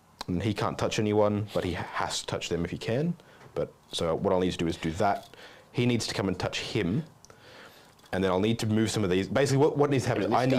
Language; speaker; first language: English; native; English